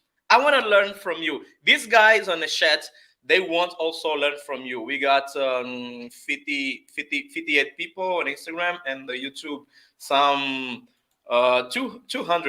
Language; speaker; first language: English; non-native, fluent; Portuguese